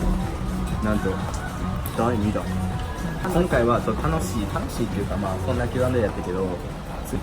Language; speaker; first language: Japanese; native; Japanese